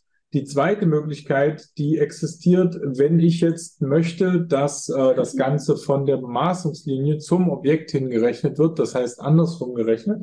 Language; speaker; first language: German; native; German